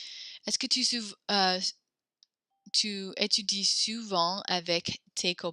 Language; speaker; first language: French; non-native, fluent; English